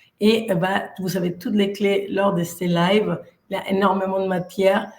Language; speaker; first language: French; non-native, fluent; Spanish